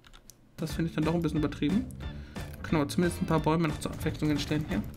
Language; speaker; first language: German; native; German